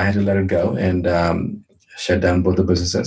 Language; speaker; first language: English; non-native, local second language; Hindi